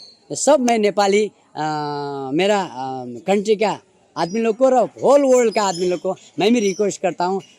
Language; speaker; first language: Hindi; non-native, learner; Nepali